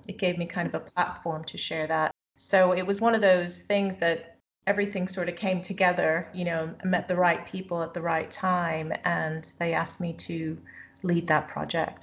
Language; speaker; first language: English; native; English